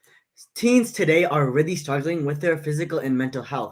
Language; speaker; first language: English; native; English